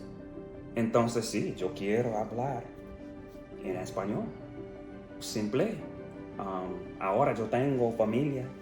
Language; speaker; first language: Spanish; non-native, learner; English